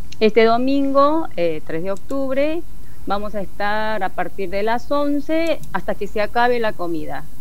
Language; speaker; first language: Spanish; early bilingual, other home language; Korean